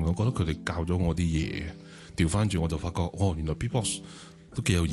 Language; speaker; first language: Cantonese; native; Cantonese